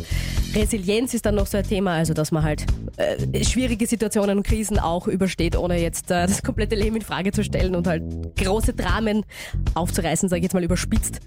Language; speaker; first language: German; native; German